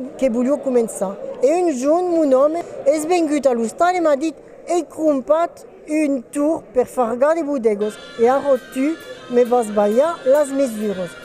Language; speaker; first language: Occitan; non-native, fluent; French